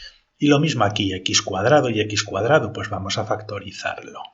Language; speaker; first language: Spanish; native; Spanish